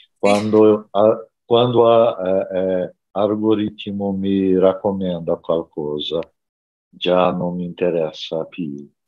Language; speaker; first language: Italian; non-native, learner; Portuguese